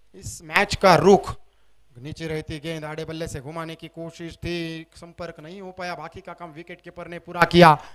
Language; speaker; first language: Hindi; non-native, local second language; Marathi